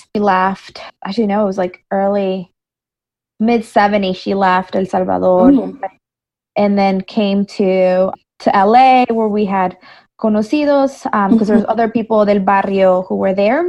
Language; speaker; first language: English; early bilingual, other home language; Spanish